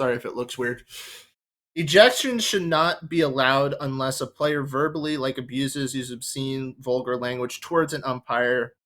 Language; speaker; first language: English; native; English